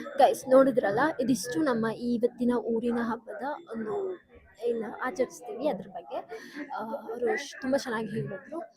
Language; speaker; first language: Kannada; non-native, local second language; Kodava